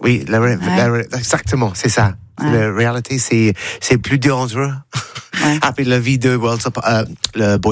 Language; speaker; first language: French; non-native, learner; English